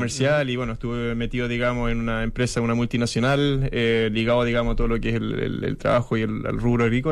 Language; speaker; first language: Spanish; native; Spanish